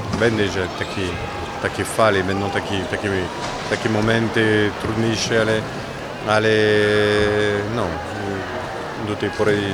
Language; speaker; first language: Polish; non-native, fluent; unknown